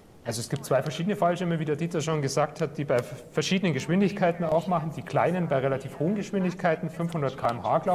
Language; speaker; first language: German; native; German